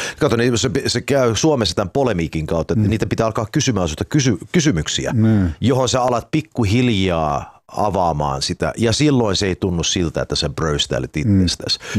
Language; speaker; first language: Finnish; early bilingual, heritage; Finnish